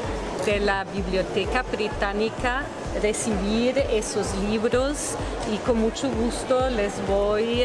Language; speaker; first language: Spanish; non-native, fluent; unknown